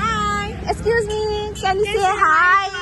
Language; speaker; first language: English; non-native, learner; Nepali